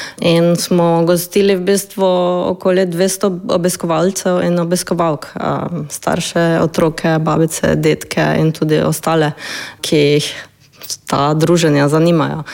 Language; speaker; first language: Slovenian; native; Slovenian